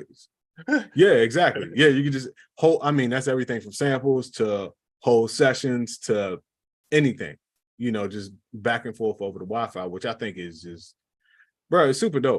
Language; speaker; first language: English; native; English